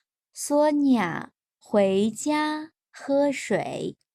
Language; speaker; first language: Chinese; non-native, fluent; Urdu